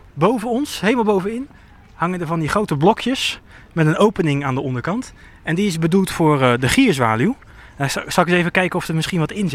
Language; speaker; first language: Dutch; native; Dutch